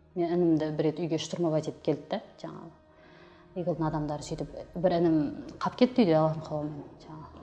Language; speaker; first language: Kazakh; native; Kazakh